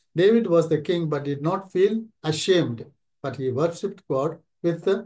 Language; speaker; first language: English; non-native, local second language; Telugu